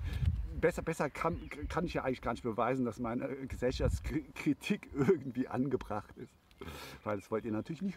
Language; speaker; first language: German; native; German